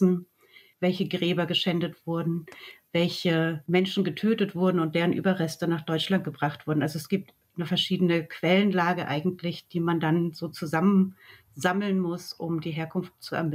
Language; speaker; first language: German; native; German